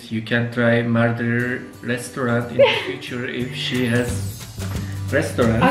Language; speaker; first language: English; non-native, learner; Turkish